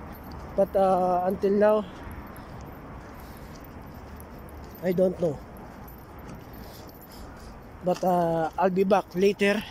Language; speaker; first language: English; non-native, local second language; Filipino